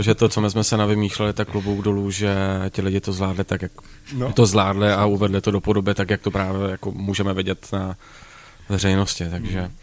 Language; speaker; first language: Czech; native; Czech